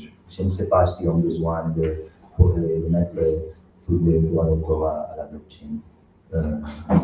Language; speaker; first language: French; non-native, learner; Spanish